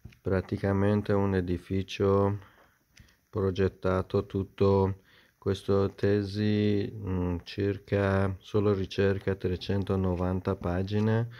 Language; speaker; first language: Italian; non-native, fluent; Persian